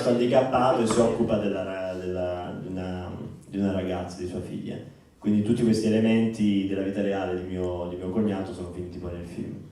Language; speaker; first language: Italian; native; Italian